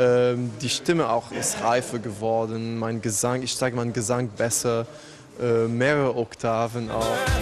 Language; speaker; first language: German; non-native, fluent; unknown